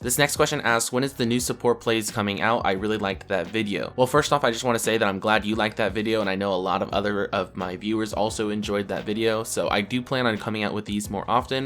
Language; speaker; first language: English; native; English